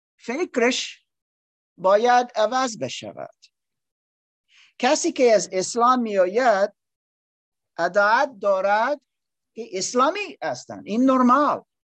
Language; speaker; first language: Persian; non-native, learner; English